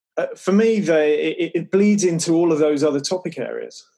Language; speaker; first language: English; native; English